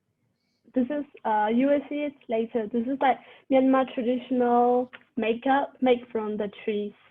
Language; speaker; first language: English; non-native, fluent; Burmese